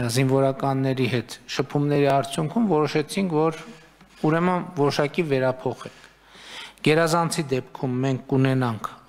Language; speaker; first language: Armenian; native; Armenian